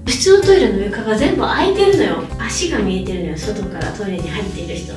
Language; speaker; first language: Japanese; native; Japanese